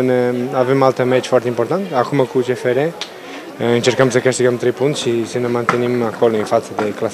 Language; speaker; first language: Romanian; non-native, learner; Spanish